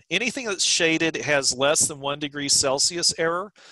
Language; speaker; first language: English; native; English